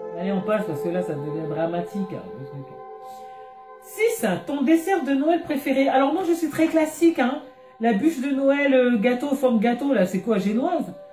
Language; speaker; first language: French; native; French